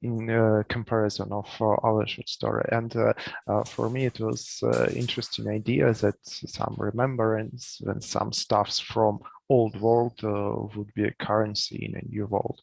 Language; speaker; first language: English; non-native, learner; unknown